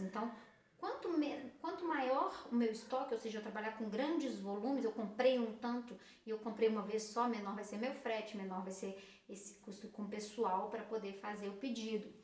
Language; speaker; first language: Portuguese; native; Portuguese